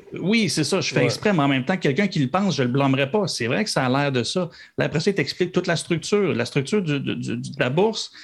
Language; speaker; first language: French; native; French